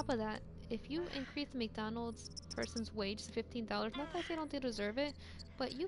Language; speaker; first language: English; native; English